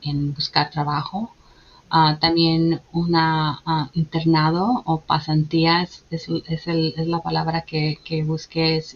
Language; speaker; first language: Spanish; early bilingual, heritage; Spanish